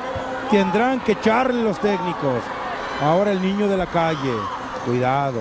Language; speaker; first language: Spanish; native; Spanish